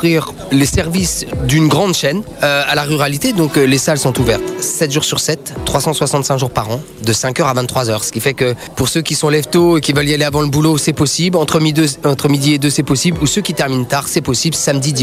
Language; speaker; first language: French; native; French